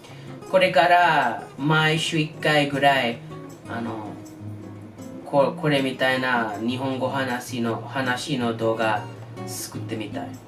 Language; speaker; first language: Japanese; non-native, learner; English